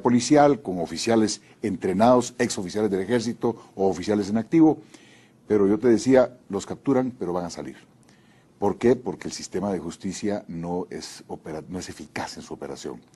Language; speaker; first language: Spanish; native; Spanish